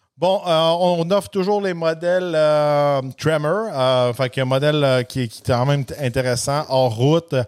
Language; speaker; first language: French; native; French